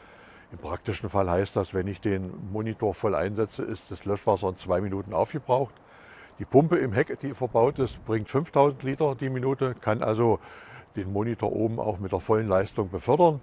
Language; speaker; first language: German; native; German